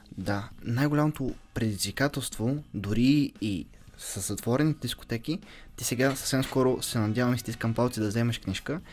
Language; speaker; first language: Bulgarian; native; Bulgarian